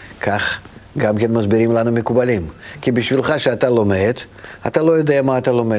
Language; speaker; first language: Hebrew; non-native, fluent; Russian